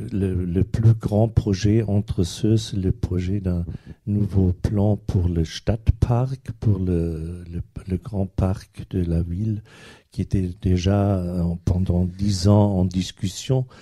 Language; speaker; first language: French; non-native, fluent; German